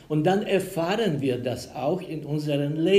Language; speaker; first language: German; non-native, learner; Polish